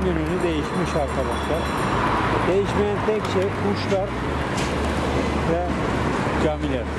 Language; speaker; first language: Turkish; native; Turkish